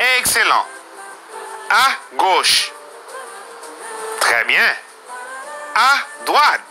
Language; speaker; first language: French; non-native, learner; Spanish